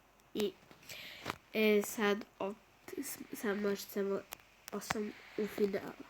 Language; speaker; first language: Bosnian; early bilingual, heritage; Bosnian